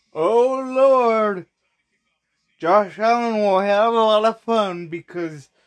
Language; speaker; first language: English; native; English